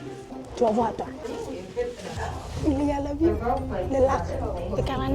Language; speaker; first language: French; non-native, learner; Thai